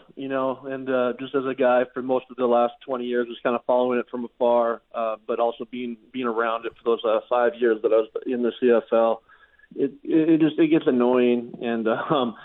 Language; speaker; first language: English; native; English